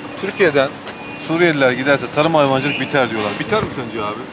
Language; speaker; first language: Turkish; native; Turkish